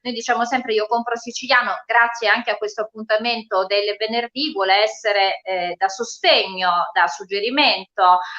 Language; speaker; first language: Italian; native; Italian